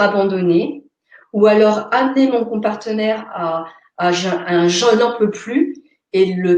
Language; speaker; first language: French; native; French